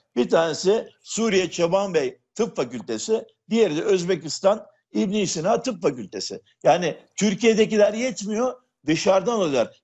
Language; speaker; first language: Turkish; native; Turkish